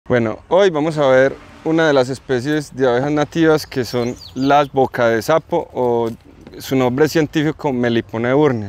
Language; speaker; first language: Spanish; native; Spanish